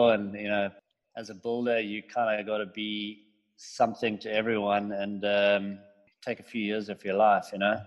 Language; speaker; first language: English; native; English